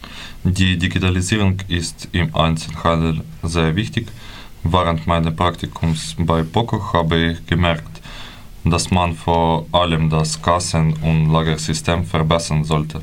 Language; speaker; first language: German; non-native, learner; Ukrainian